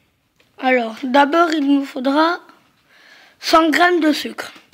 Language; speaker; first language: French; native; French